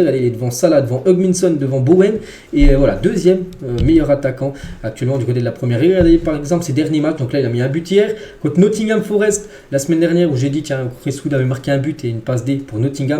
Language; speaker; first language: French; native; French